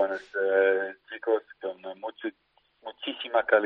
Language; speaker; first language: Spanish; non-native, fluent; Dutch